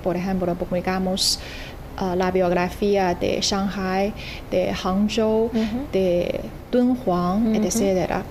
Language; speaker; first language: Spanish; non-native, fluent; Chinese